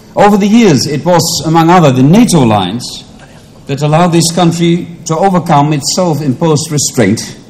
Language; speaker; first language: English; non-native, fluent; Dutch